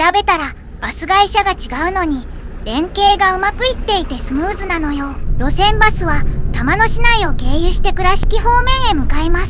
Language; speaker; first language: Japanese; native; Japanese